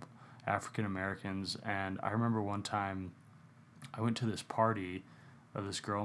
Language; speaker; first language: English; native; English